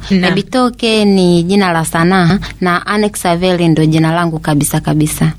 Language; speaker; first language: Swahili; native; Swahili